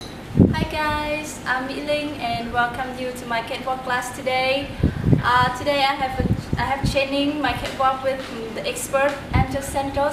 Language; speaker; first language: English; non-native, learner; Vietnamese